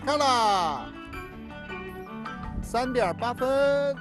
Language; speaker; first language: Chinese; native; Chinese